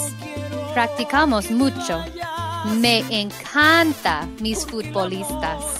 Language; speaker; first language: Spanish; non-native, fluent; English